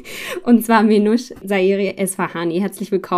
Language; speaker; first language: German; native; German